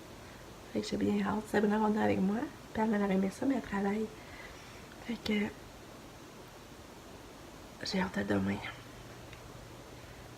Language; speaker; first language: French; native; French